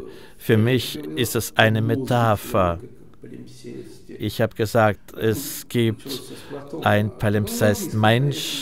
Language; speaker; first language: German; non-native, fluent; Russian